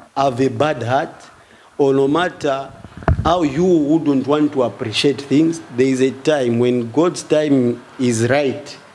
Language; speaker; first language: English; non-native, local second language; Swahili